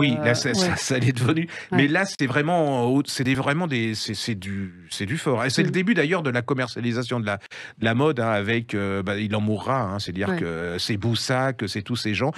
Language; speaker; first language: French; native; French